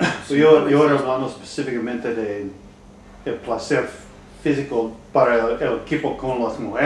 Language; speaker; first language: Spanish; non-native, learner; English